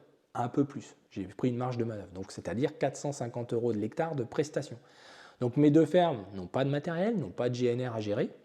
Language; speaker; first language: French; native; French